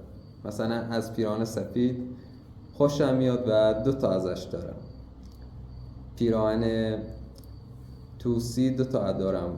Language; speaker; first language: Persian; native; Persian